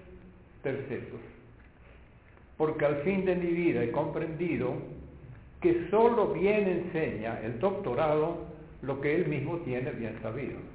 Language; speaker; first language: Spanish; native; Spanish